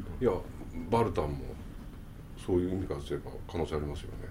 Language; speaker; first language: Japanese; native; Japanese